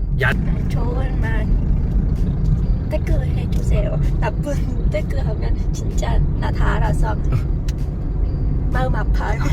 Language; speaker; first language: Korean; non-native, learner; Vietnamese